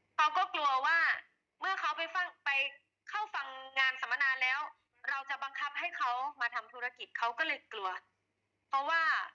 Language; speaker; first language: Thai; native; Thai